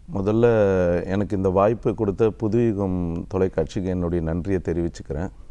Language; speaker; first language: Tamil; native; Tamil